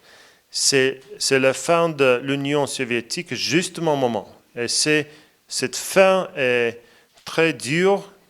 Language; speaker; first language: French; non-native, fluent; Latvian